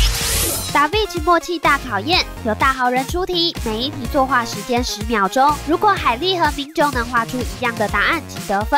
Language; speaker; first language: Chinese; native; Chinese